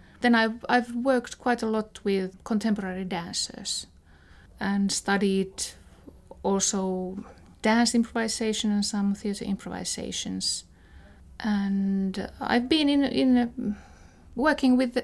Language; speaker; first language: English; non-native, fluent; Finnish